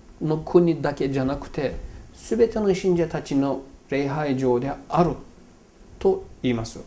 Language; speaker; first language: Japanese; non-native, fluent; Turkish